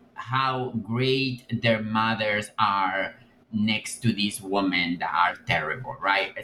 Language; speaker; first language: English; non-native, fluent; Spanish